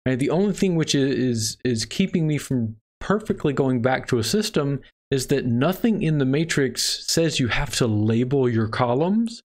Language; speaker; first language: English; native; English